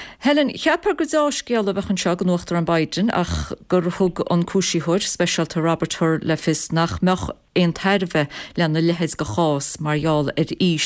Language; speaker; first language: Irish; native; Irish